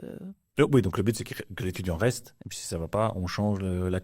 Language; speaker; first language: French; native; French